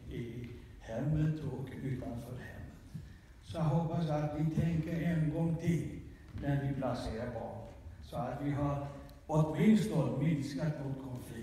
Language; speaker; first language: Swedish; non-native, fluent; Kurdish